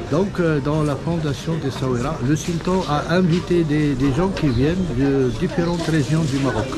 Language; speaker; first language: French; non-native, local second language; Arabic